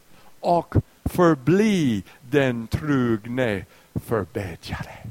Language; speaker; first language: Swedish; non-native, fluent; English